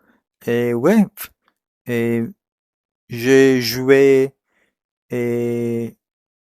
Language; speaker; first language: French; non-native, learner; English